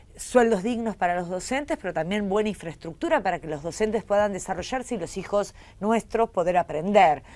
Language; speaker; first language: Spanish; native; Spanish